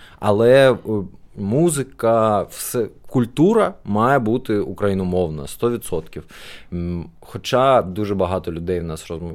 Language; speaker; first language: Ukrainian; non-native, local second language; Russian